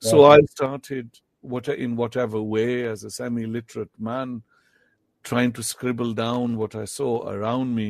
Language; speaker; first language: English; non-native, local second language; Pahari-Potwari